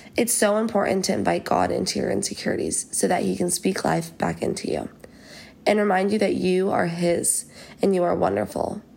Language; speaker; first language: English; native; English